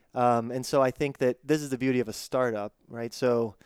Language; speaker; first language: English; native; English